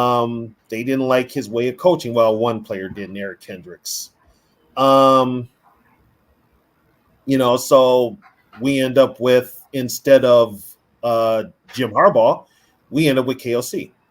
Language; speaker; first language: English; native; English